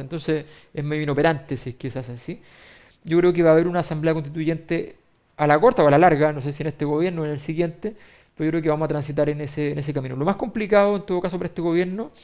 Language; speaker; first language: Spanish; native; Spanish